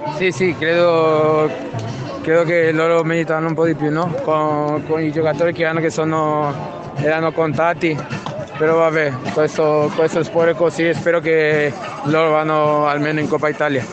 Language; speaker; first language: Italian; non-native, fluent; Spanish